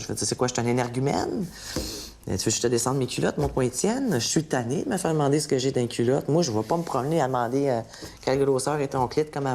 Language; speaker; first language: French; native; French